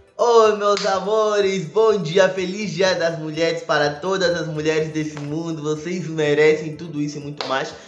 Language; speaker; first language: Portuguese; native; Portuguese